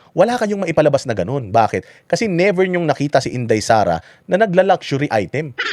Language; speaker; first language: Filipino; non-native, local second language; Iloko